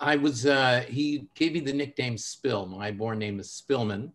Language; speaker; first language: English; native; English